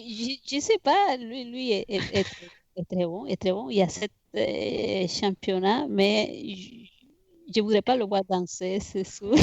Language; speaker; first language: French; non-native, fluent; Spanish